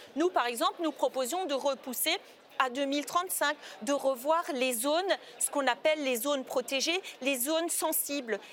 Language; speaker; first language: French; native; French